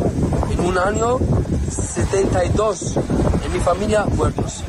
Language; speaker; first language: Spanish; non-native, learner; Arabic